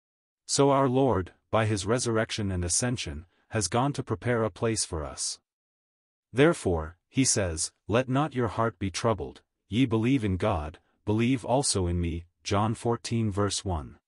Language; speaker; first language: English; native; English